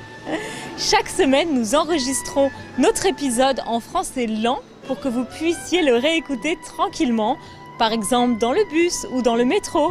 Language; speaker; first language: French; native; French